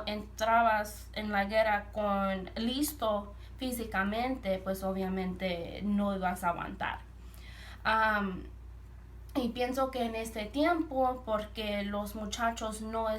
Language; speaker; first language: Spanish; early bilingual, heritage; Spanish